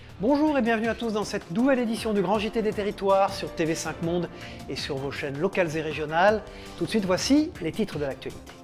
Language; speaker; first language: French; native; French